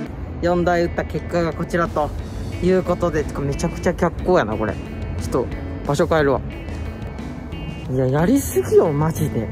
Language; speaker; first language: Japanese; native; Japanese